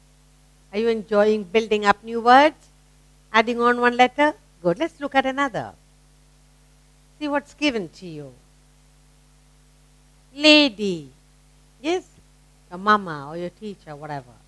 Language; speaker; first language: English; non-native, local second language; Tamil